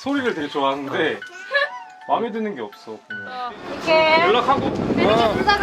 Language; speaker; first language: Korean; native; Korean